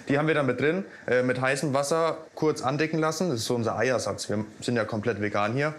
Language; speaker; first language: German; native; German